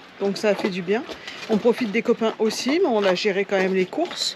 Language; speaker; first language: French; native; French